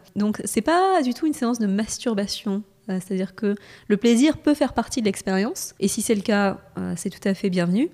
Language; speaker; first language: French; non-native, fluent; Russian